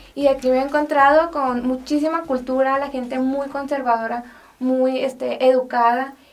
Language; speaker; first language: Spanish; native; Spanish